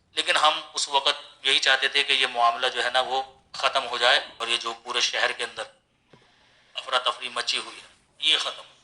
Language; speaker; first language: Urdu; native; Urdu